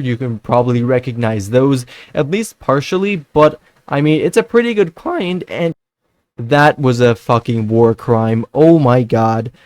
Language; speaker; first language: English; non-native, fluent; Dutch